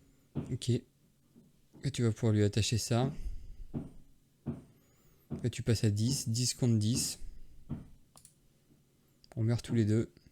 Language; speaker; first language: French; native; French